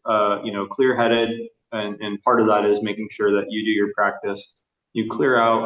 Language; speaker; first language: English; native; English